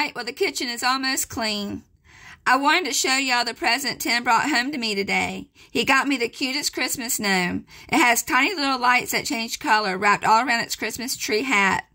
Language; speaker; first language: English; native; English